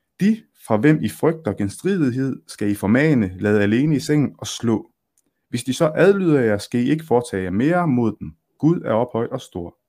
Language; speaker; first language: Danish; early bilingual, other home language; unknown